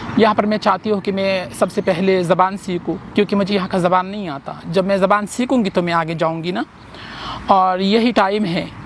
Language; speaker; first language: Urdu; non-native, local second language; Pashto